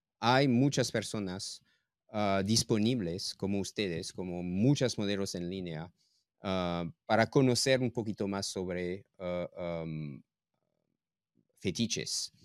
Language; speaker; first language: Spanish; non-native, fluent; English